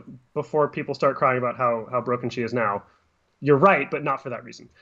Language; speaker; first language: English; native; English